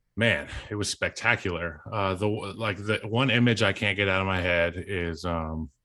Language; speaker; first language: English; native; English